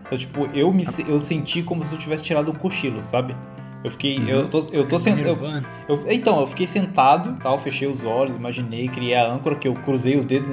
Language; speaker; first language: Portuguese; native; Portuguese